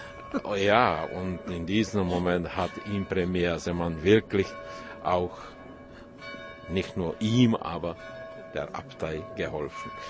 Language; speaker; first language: German; non-native, fluent; Czech